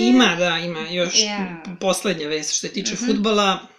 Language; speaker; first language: Serbian; native; Serbian